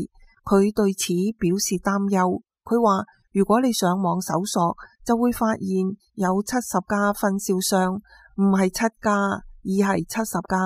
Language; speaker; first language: Chinese; non-native, local second language; Cantonese